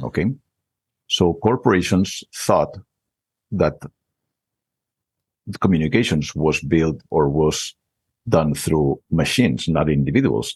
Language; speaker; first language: English; non-native, fluent; Spanish